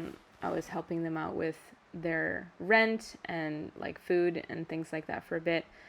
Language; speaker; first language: English; native; English